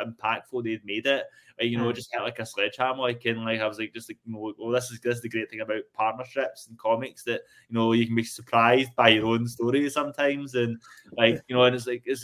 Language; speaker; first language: English; native; English